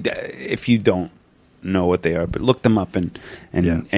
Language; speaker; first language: English; non-native, fluent; Punjabi